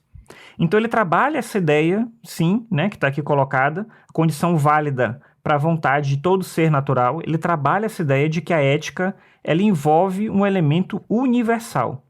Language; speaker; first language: Portuguese; native; Portuguese